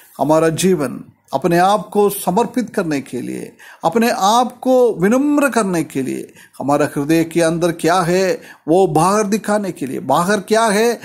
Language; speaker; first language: Hindi; non-native, local second language; Malayalam